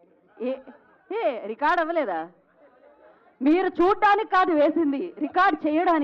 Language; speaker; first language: Telugu; native; Telugu